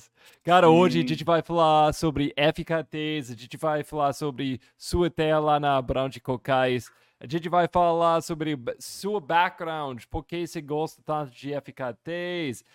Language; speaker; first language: Portuguese; non-native, fluent; English